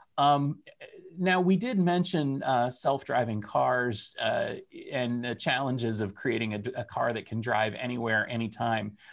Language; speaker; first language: English; native; English